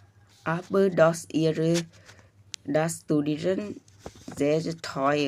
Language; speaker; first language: German; non-native, learner; Vietnamese